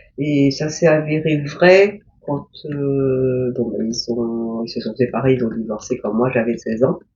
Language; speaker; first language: French; early bilingual, other home language; Korean